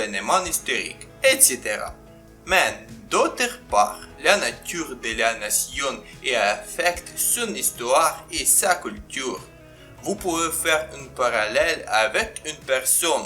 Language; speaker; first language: French; non-native, fluent; Ukrainian